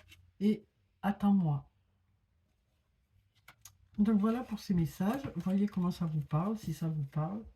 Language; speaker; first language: French; native; French